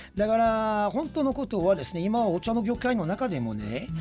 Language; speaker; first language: Japanese; non-native, fluent; French